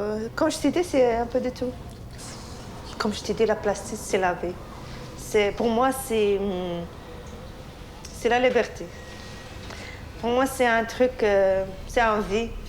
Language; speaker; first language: French; non-native, learner; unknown